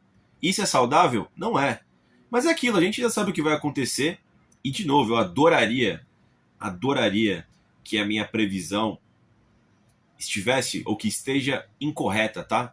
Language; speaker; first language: Portuguese; native; Portuguese